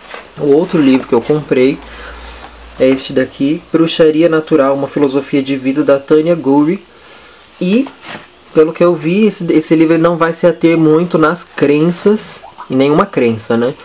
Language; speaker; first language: Portuguese; native; Portuguese